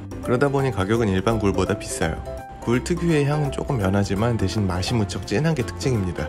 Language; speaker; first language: Korean; native; Korean